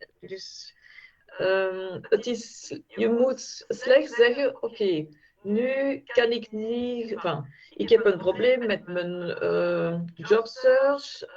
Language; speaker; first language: Dutch; non-native, fluent; French